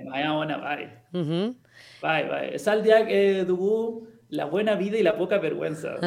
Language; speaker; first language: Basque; non-native, learner; Spanish